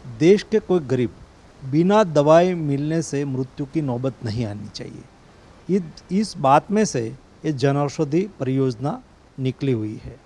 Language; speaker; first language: Hindi; non-native, local second language; Gujarati